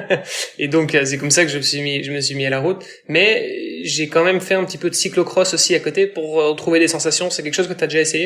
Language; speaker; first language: French; native; French